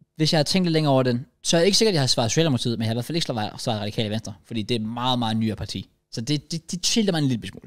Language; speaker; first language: Danish; early bilingual, other home language; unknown